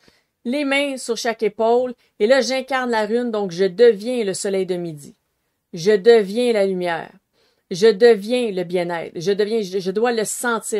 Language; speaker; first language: French; native; French